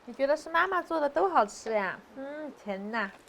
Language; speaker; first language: Chinese; native; Chinese